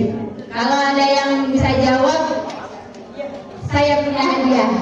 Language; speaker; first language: Indonesian; native; Indonesian